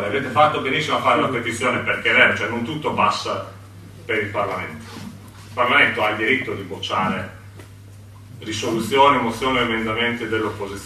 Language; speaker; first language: Italian; native; Italian